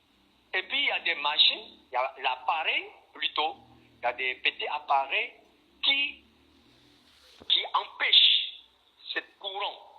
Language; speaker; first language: French; non-native, fluent; Korean